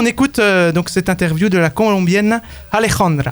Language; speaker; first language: French; native; French